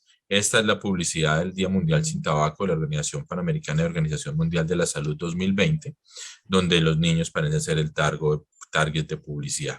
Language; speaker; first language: Spanish; native; Spanish